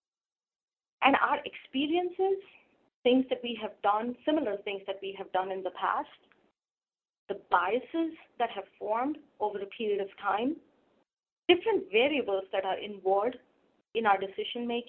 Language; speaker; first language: English; non-native, local second language; Hindi